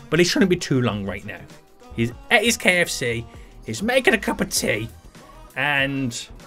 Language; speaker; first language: English; native; English